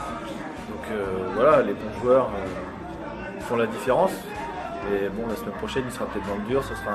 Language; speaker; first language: French; native; French